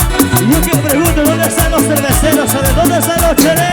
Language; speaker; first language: Spanish; native; Spanish